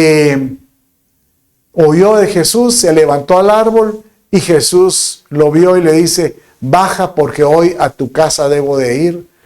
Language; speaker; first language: Spanish; native; Spanish